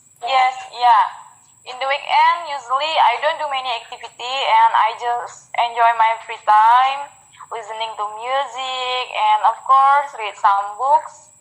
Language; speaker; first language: English; non-native, learner; Indonesian